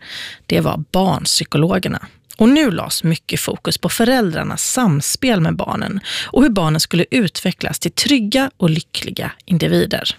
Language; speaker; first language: Swedish; native; Swedish